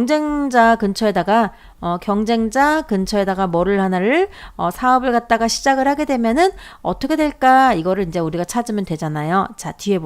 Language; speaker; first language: Korean; native; Korean